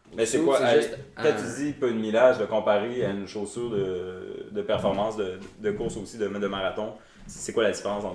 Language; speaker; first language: French; native; French